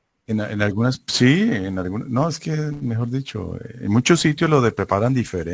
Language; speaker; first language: Spanish; native; Spanish